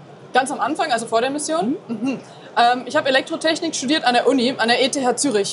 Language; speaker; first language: German; native; German